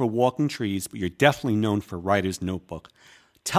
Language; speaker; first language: English; native; English